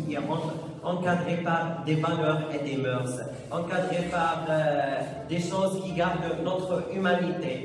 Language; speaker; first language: French; non-native, learner; Arabic